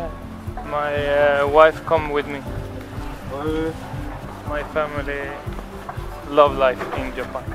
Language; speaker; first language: English; non-native, fluent; Swedish